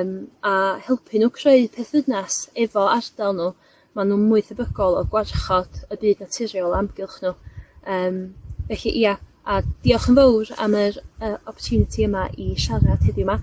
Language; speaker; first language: Welsh; native; Welsh